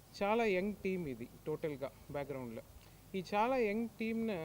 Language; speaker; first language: Telugu; non-native, learner; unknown